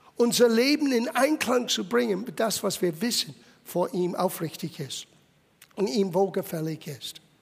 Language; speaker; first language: German; non-native, fluent; English